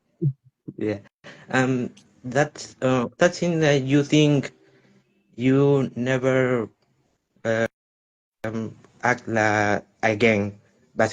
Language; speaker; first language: English; non-native, learner; Spanish